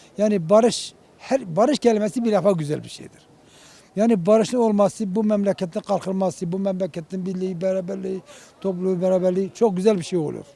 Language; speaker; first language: Turkish; non-native, local second language; Kurdish